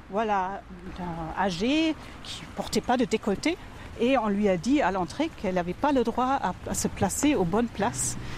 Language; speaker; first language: French; non-native, fluent; German